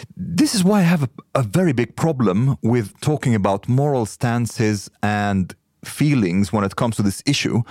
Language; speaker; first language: English; non-native, fluent; Arabic